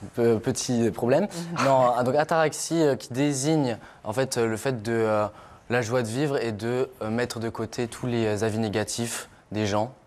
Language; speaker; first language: French; native; French